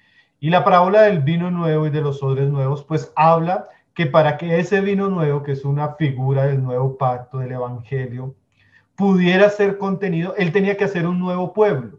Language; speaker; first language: Spanish; native; Spanish